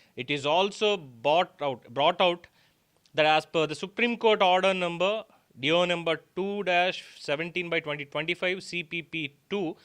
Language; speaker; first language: English; non-native, local second language; Telugu